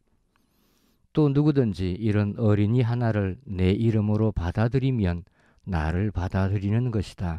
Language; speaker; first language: Korean; native; Korean